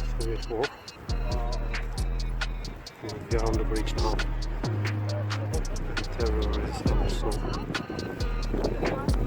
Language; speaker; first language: English; non-native, fluent; Turkish